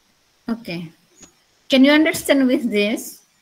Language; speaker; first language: English; non-native, learner; Indonesian